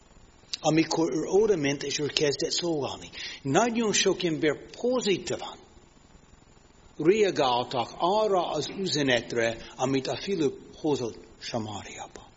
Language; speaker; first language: Hungarian; non-native, fluent; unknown